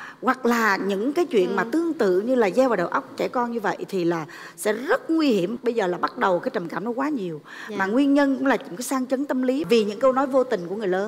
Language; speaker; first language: Vietnamese; native; Vietnamese